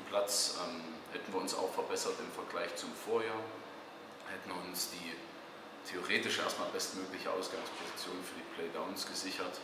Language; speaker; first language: German; native; German